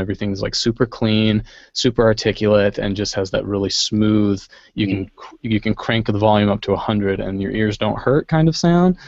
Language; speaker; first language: English; native; English